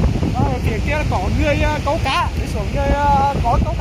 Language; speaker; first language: Vietnamese; native; Vietnamese